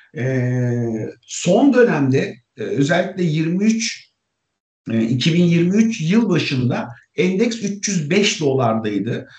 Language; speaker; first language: Turkish; native; Turkish